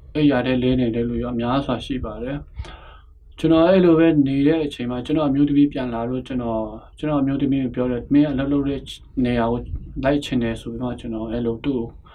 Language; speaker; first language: Burmese; non-native, local second language; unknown